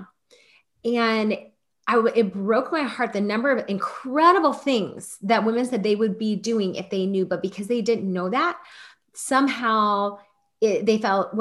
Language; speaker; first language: English; native; English